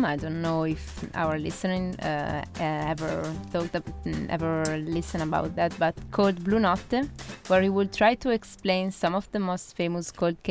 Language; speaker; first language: English; non-native, fluent; Italian